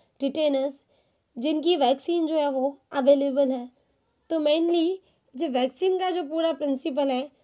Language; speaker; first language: Hindi; non-native, local second language; Gujarati